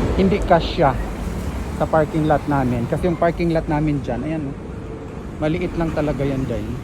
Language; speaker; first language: Filipino; non-native, local second language; Cebuano